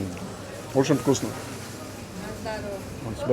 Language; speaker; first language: Russian; non-native, learner; Arabic